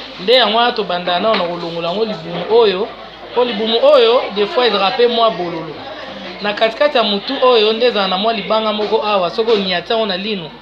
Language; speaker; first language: Lingala; non-native, local second language; Luba-Lulua